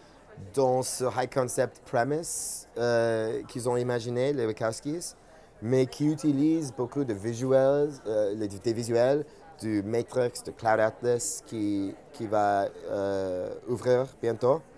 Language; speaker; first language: French; non-native, fluent; English